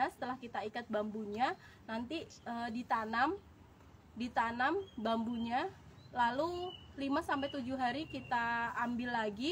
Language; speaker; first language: Indonesian; native; Indonesian